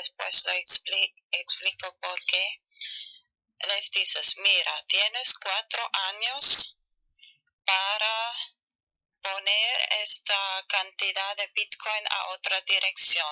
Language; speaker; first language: Spanish; non-native, fluent; German